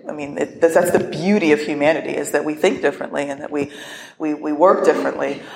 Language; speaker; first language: English; native; English